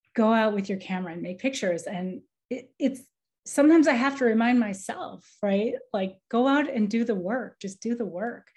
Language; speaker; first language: English; native; English